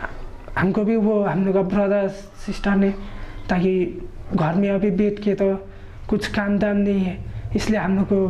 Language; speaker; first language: Hindi; non-native, local second language; Khasi